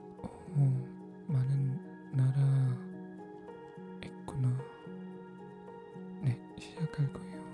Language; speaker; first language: Korean; non-native, learner; Filipino